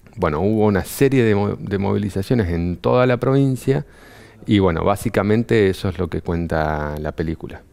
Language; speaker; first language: Spanish; native; Spanish